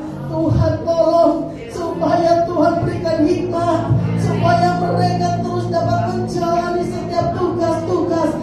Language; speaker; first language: Indonesian; native; Indonesian